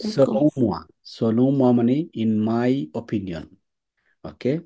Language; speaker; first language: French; non-native, fluent; Bangla